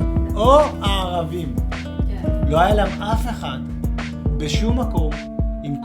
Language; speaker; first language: Hebrew; native; Hebrew